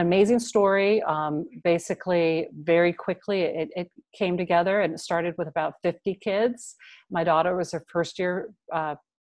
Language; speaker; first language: English; native; English